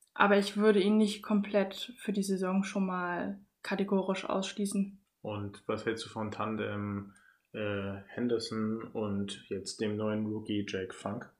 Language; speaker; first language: German; native; German